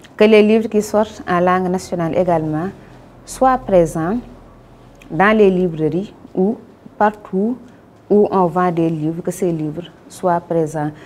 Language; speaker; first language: French; non-native, local second language; Wolof